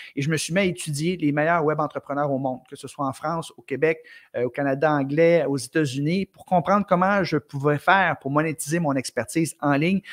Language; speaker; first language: French; native; French